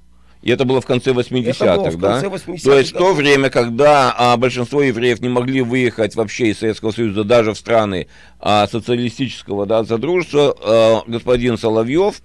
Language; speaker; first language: Russian; native; Russian